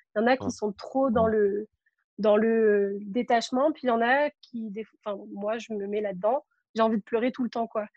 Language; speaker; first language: French; native; French